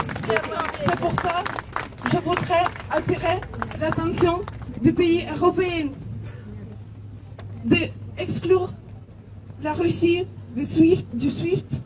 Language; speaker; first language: French; non-native, learner; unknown